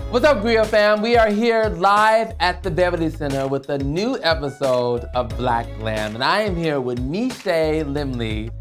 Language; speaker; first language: English; native; English